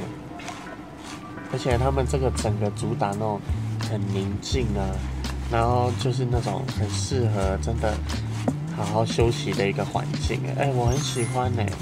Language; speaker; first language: Chinese; non-native, fluent; Vietnamese